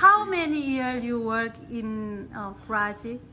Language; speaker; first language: English; non-native, learner; Korean